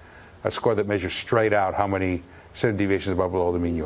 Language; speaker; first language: English; native; English